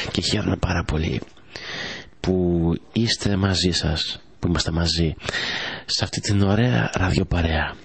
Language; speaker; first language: Greek; early bilingual, heritage; Greek